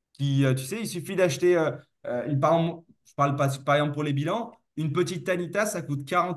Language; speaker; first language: French; native; French